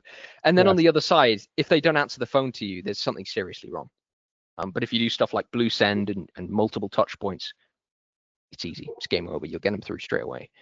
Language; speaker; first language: English; native; English